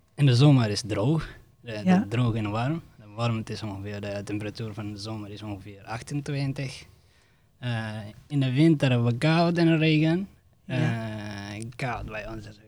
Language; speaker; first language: Dutch; non-native, fluent; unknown